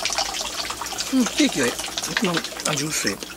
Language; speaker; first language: Japanese; native; Japanese